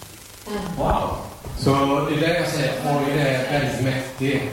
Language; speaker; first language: Swedish; native; Swedish